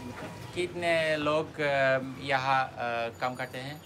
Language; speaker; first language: Hindi; non-native, learner; Dutch